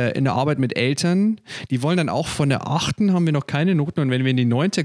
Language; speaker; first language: German; native; German